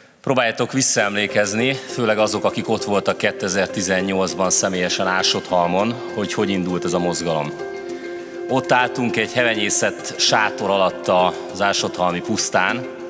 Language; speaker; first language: Hungarian; native; Hungarian